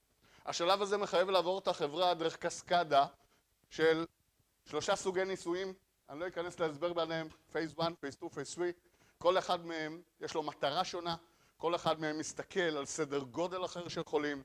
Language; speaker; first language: Hebrew; native; Hebrew